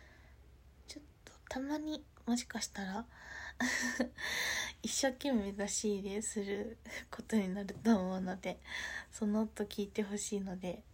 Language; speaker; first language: Japanese; native; Japanese